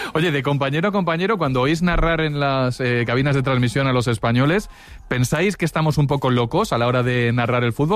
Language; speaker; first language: Spanish; native; Spanish